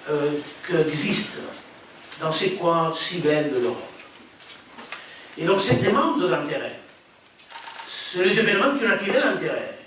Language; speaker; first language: French; non-native, fluent; Catalan